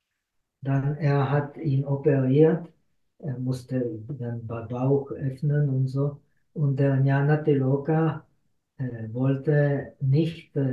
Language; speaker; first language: German; non-native, fluent; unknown